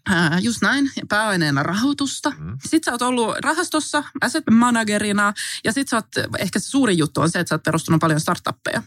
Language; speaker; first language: Finnish; native; Finnish